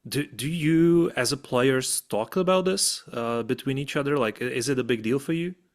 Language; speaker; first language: English; non-native, fluent; Czech